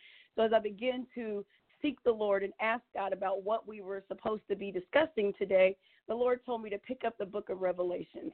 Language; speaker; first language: English; native; English